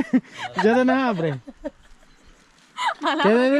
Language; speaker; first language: Spanish; native; Spanish